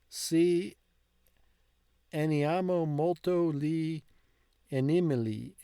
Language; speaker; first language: Italian; non-native, learner; English